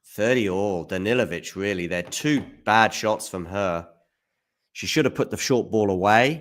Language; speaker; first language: English; native; English